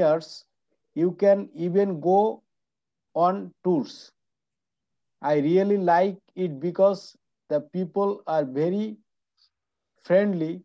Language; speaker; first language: English; non-native, learner; Bangla